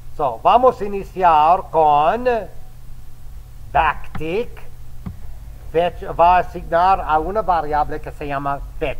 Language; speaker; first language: Spanish; non-native, fluent; English